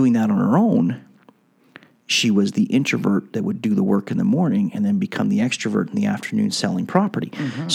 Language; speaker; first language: English; native; English